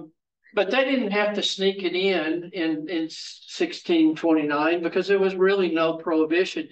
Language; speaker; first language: English; native; English